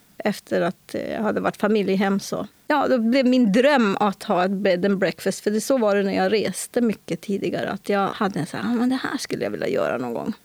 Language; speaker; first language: Swedish; native; Swedish